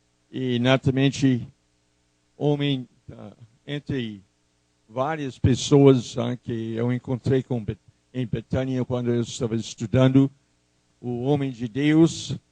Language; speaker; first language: Portuguese; non-native, fluent; English